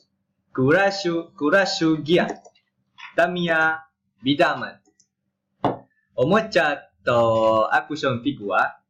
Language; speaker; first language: Japanese; non-native, learner; Malay